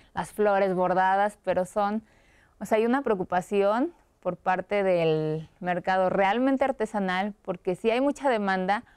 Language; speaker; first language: Spanish; native; Spanish